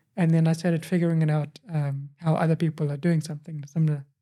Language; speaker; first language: English; native; English